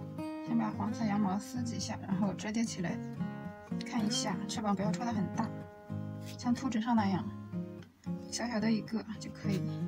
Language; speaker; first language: Chinese; native; Chinese